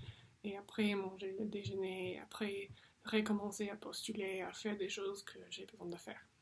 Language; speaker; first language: French; non-native, fluent; English